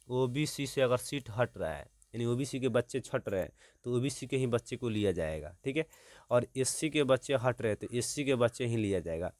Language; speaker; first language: Hindi; native; Hindi